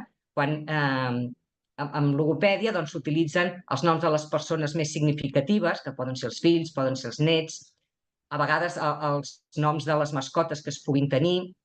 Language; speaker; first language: Catalan; native; Catalan